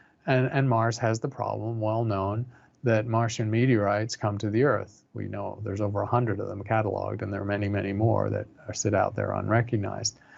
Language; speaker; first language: English; native; English